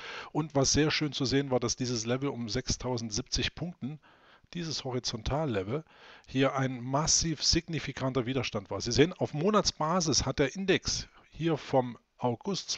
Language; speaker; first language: German; native; German